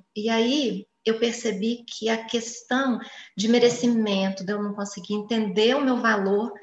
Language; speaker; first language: Portuguese; native; Portuguese